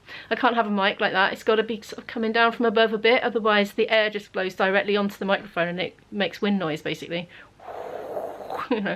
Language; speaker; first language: English; native; English